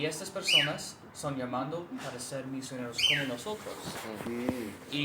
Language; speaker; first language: Spanish; non-native, learner; English